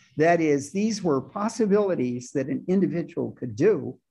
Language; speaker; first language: English; native; English